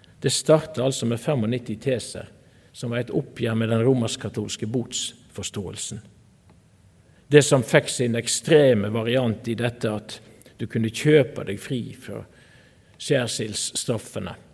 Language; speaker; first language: Norwegian; native; Norwegian